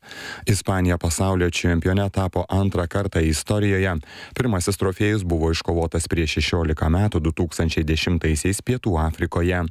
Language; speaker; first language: Lithuanian; native; Lithuanian